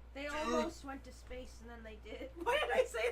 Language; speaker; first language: English; native; English